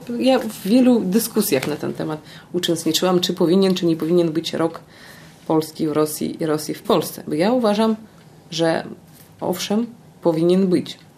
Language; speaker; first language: Polish; non-native, fluent; Russian